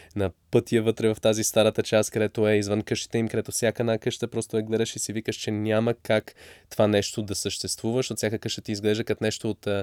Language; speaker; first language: Bulgarian; early bilingual, heritage; English